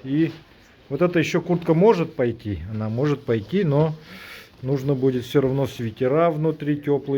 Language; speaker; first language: Russian; native; Russian